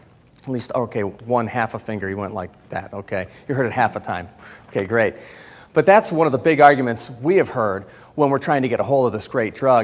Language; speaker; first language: English; native; English